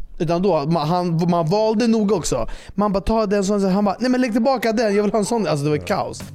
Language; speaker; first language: Swedish; early bilingual, other home language; Persian